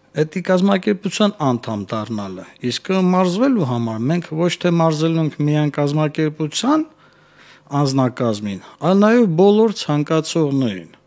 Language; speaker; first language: Armenian; native; Armenian